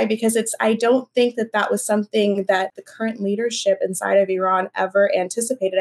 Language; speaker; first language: English; native; English